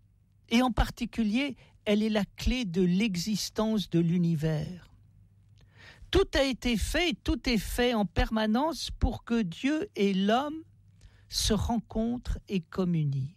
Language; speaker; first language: French; native; French